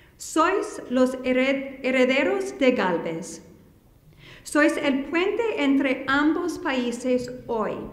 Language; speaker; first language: Spanish; non-native, fluent; English